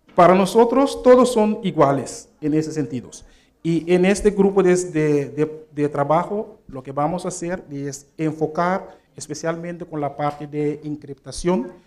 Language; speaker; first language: Spanish; non-native, fluent; Papiamento